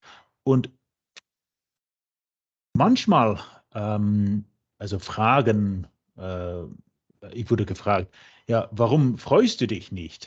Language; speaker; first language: German; non-native, fluent; English